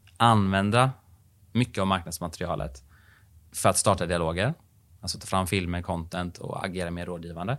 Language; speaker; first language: Swedish; native; Swedish